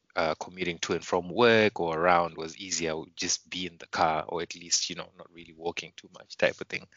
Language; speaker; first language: English; non-native, local second language; Shona